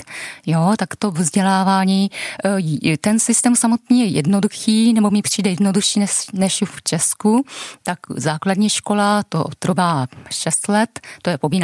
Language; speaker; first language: Czech; non-native, fluent; Japanese